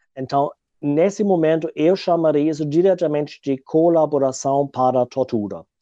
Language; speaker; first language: Portuguese; non-native, fluent; German